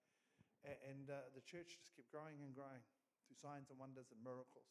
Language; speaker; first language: English; native; English